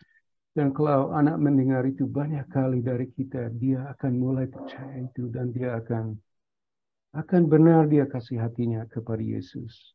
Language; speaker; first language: Indonesian; non-native, fluent; English